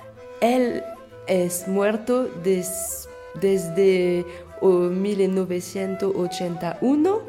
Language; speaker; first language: Spanish; non-native, fluent; French